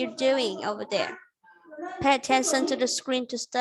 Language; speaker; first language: English; non-native, fluent; Vietnamese